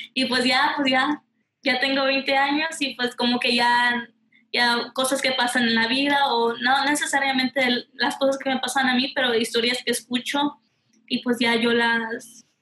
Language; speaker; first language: Spanish; early bilingual, heritage; Spanish